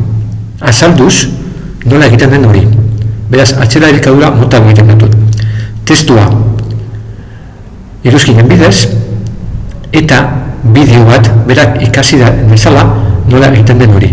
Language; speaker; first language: Basque; non-native, local second language; Spanish